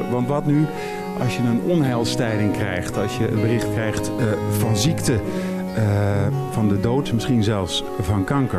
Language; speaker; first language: Dutch; native; Dutch